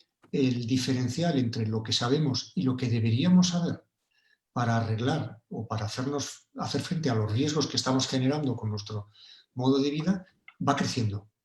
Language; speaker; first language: Spanish; native; Spanish